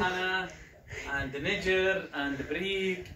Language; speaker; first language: English; non-native, learner; Arabic